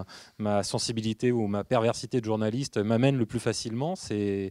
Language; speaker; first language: French; native; French